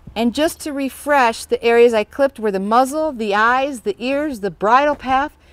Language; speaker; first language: English; native; English